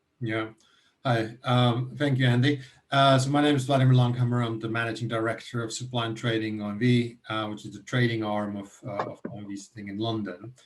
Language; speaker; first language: English; non-native, fluent; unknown